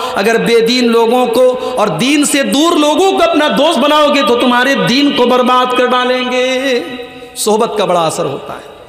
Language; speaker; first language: Urdu; native; Urdu